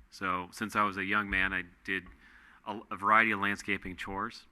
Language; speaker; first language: English; native; English